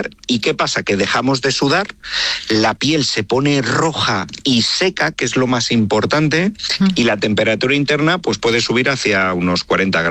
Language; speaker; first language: Spanish; native; Spanish